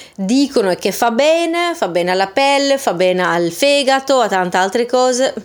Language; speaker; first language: Italian; non-native, fluent; Dutch